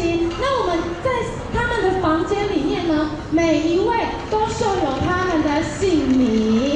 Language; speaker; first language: Chinese; native; Chinese